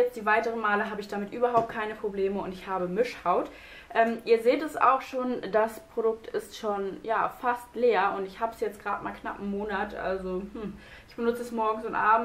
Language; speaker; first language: German; native; German